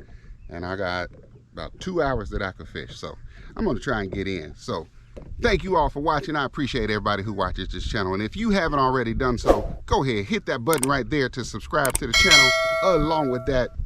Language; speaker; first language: English; native; English